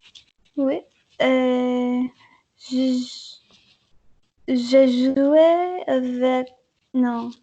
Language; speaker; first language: French; non-native, learner; English